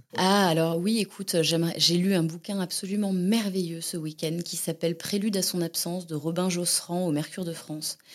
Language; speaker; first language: French; native; French